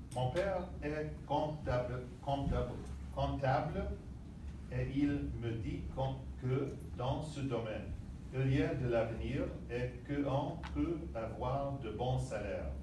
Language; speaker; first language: French; non-native, learner; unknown